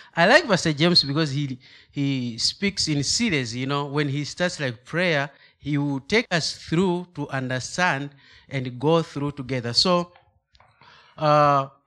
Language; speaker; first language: English; non-native, local second language; Nyanja